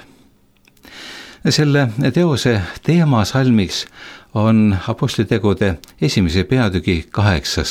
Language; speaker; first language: Estonian; native; Estonian